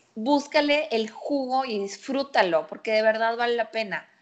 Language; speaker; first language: Spanish; native; Spanish